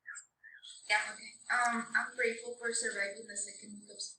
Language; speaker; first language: English; native; English